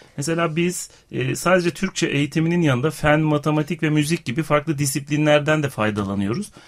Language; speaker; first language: Turkish; native; Turkish